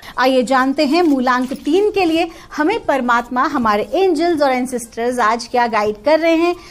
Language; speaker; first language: Hindi; native; Hindi